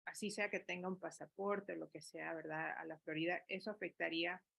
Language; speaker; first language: Spanish; early bilingual, heritage; Spanish